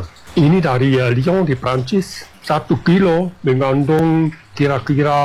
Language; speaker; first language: Indonesian; non-native, fluent; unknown